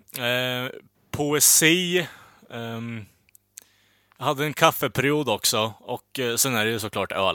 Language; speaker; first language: Swedish; native; Swedish